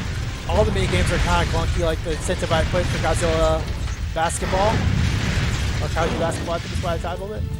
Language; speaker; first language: English; native; English